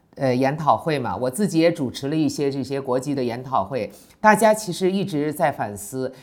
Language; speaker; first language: Chinese; native; Chinese